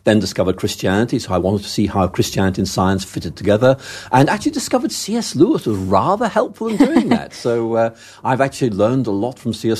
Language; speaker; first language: English; native; English